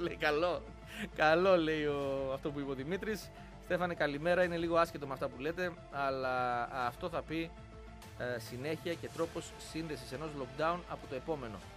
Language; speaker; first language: Greek; native; Greek